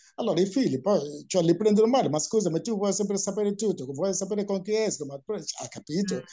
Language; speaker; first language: Italian; non-native, fluent; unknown